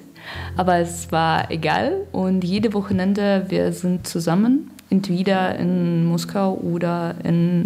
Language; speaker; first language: German; non-native, learner; Russian